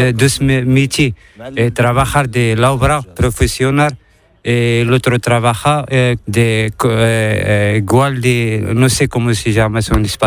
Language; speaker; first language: Spanish; non-native, learner; Arabic